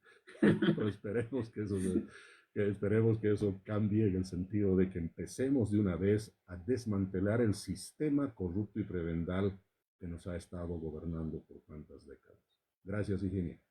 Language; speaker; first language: Spanish; native; Spanish